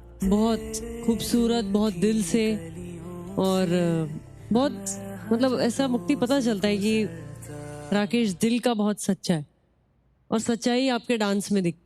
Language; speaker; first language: Hindi; native; Hindi